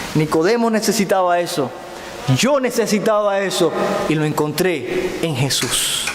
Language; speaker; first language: Spanish; native; Spanish